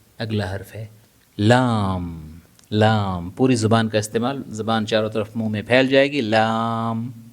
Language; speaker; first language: Urdu; native; Urdu